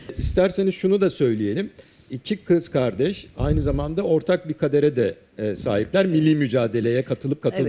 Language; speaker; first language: Turkish; native; Turkish